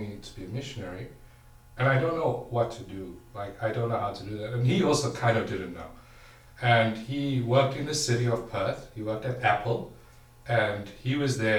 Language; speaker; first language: English; native; English